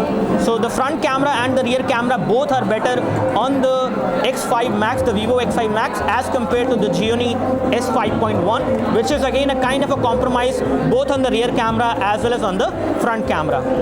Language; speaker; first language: English; non-native, local second language; Hindi